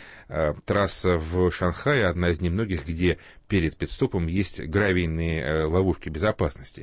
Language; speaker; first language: Russian; native; Russian